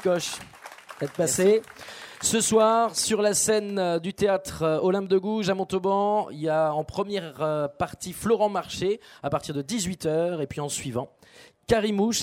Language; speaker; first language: French; native; French